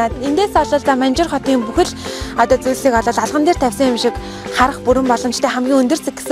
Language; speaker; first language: Mongolian; native; Mongolian